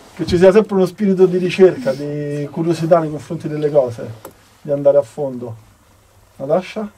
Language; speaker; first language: Italian; native; Italian